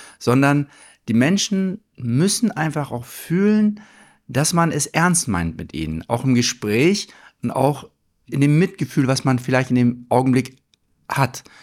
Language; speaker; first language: German; early bilingual, other home language; Turkish